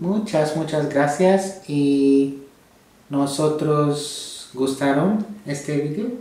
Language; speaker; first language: Spanish; non-native, learner; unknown